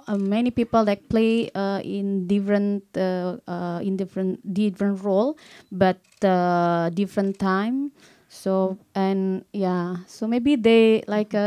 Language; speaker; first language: English; non-native, learner; Indonesian